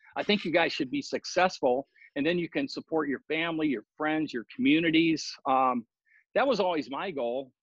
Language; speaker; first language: English; native; English